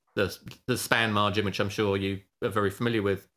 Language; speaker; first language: English; native; English